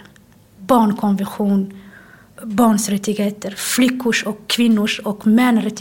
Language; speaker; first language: Swedish; non-native, fluent; Somali